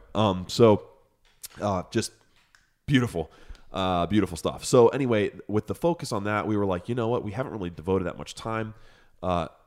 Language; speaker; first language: English; native; English